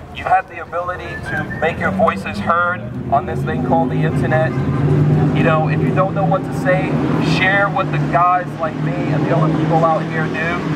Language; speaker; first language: English; native; English